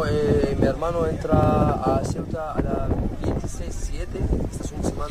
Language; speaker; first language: Spanish; non-native, learner; Arabic